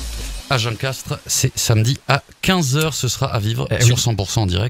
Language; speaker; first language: French; native; French